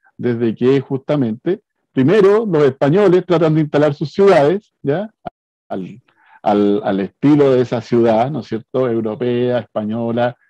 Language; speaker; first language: Spanish; native; Spanish